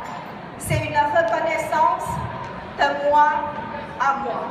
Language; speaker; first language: French; non-native, fluent; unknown